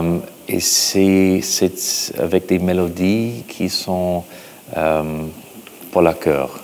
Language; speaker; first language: French; non-native, fluent; English